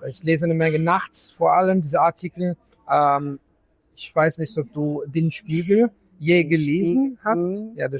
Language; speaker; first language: German; non-native, fluent; Italian